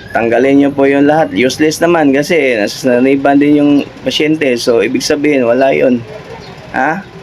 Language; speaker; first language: Filipino; non-native, local second language; Cebuano